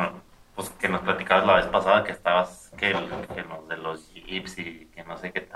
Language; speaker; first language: Spanish; native; Spanish